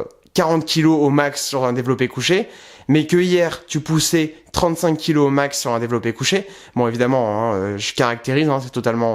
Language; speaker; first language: French; native; French